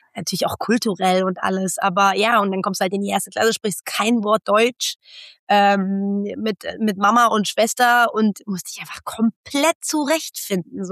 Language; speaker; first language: German; early bilingual, other home language; Persian